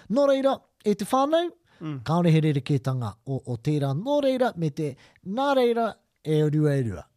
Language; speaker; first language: Māori; non-native, local second language; English